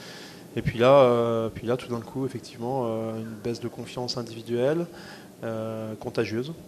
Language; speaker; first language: French; native; French